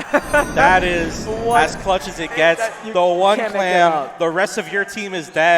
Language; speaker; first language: English; native; English